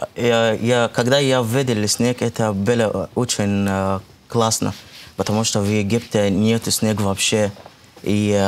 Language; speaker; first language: Russian; non-native, fluent; Arabic